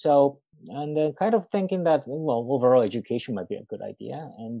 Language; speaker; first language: English; non-native, fluent; Japanese